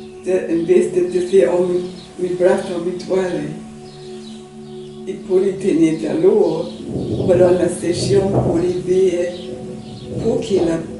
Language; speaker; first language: Spanish; non-native, learner; English